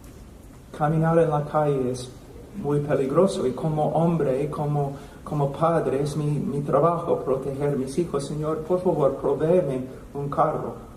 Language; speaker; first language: Spanish; non-native, fluent; English